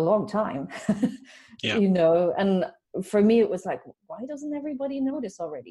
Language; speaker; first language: English; native; English